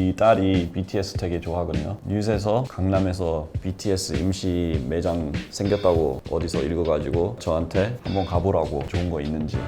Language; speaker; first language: Korean; non-native, fluent; English